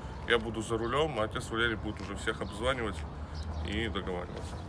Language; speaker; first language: Russian; native; Russian